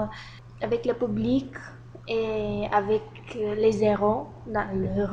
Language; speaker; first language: French; non-native, learner; Bulgarian